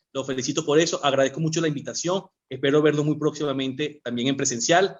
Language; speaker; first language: Spanish; native; Spanish